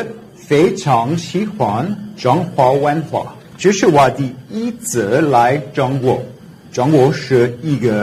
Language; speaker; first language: Chinese; non-native, learner; English